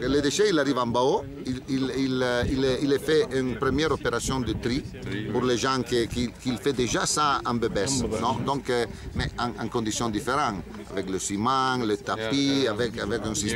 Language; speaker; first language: French; non-native, learner; Italian